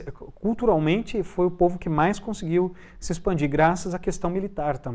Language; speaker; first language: Portuguese; native; Portuguese